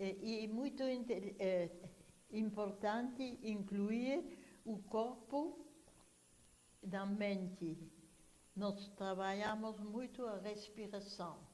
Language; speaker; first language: Portuguese; non-native, fluent; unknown